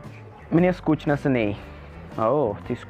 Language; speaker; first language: Russian; non-native, learner; Hindi